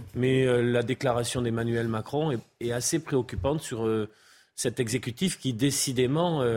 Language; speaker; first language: French; native; French